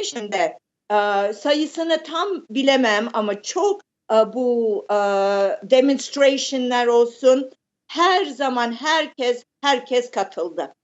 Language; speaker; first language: Turkish; early bilingual, heritage; Turkish